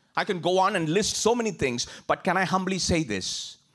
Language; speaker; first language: English; non-native, local second language; Tamil